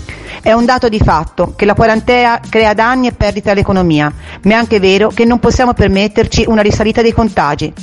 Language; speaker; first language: Italian; native; Italian